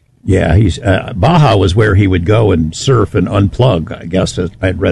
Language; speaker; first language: English; native; English